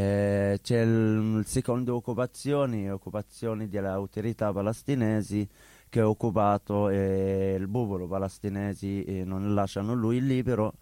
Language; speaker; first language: Italian; non-native, learner; Arabic